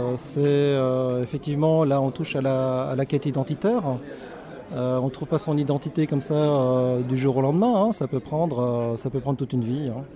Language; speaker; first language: French; early bilingual, other home language; Korean